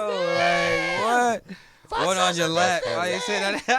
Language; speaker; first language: English; native; English